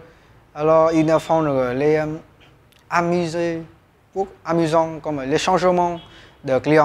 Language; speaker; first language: French; non-native, learner; Vietnamese